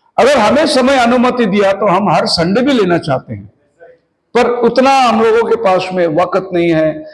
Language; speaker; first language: Hindi; non-native, local second language; Tamil